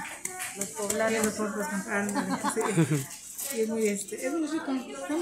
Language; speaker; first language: Spanish; native; Spanish